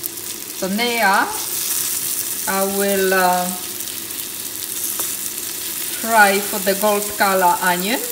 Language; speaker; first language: English; non-native, learner; Polish